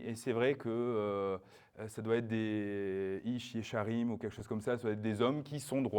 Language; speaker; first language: French; native; French